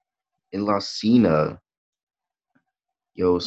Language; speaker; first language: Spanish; non-native, learner; English